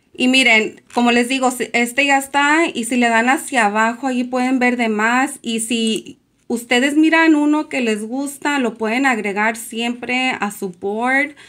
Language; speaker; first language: Spanish; early bilingual, heritage; Spanish